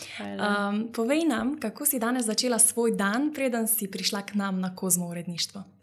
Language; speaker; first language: Slovenian; native; Slovenian